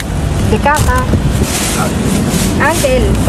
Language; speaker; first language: Spanish; non-native, learner; Filipino